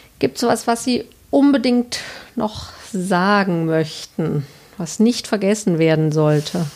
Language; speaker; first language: German; native; German